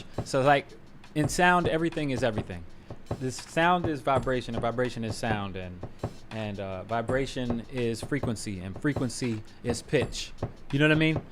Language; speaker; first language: English; native; English